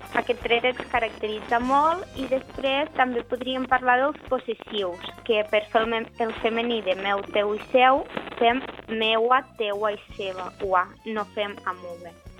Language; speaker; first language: Catalan; native; Catalan